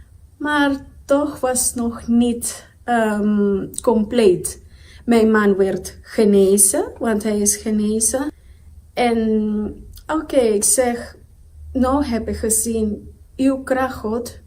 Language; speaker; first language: Dutch; non-native, local second language; Papiamento